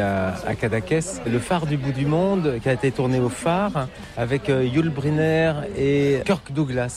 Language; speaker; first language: French; native; French